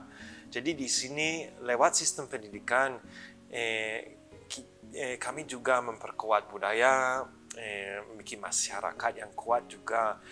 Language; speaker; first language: Indonesian; early bilingual, other home language; English